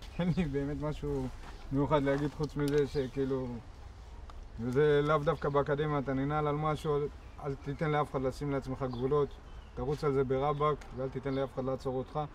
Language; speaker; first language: Hebrew; early bilingual, other home language; Amharic